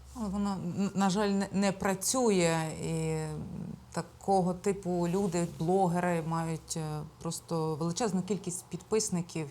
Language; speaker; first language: Ukrainian; native; Ukrainian